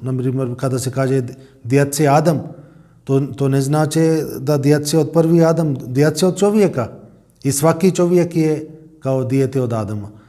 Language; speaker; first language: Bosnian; non-native, fluent; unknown